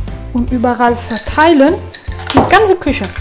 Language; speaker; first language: German; non-native, fluent; Italian